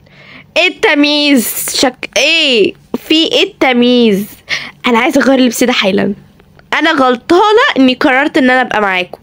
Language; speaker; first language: Arabic; native; Arabic